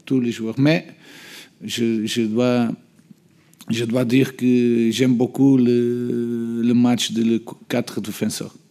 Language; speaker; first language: French; non-native, learner; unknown